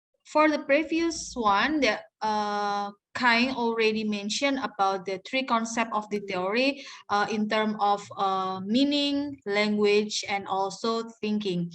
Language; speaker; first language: English; non-native, learner; Indonesian